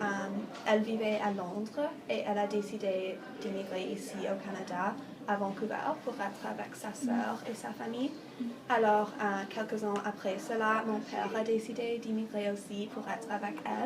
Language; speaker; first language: French; non-native, fluent; English